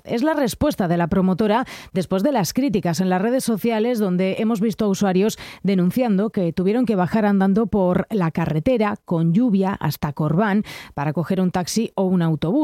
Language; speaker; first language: Spanish; native; Spanish